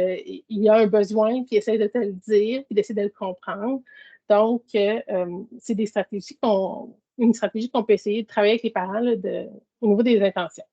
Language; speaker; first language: French; native; French